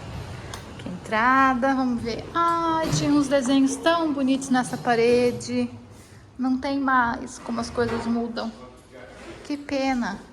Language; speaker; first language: Portuguese; native; Portuguese